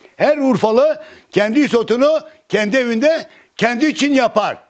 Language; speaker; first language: Turkish; native; Turkish